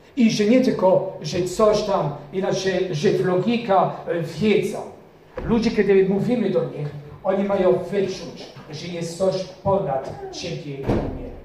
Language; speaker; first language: Polish; non-native, fluent; French